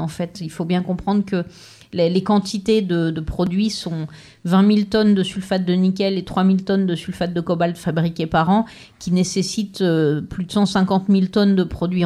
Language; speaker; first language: French; native; French